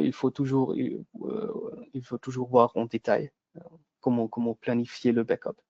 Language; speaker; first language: French; non-native, local second language; German